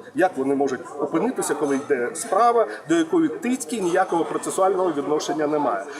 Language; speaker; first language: Ukrainian; non-native, local second language; Russian